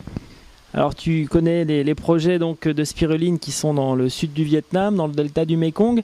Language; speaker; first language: French; native; French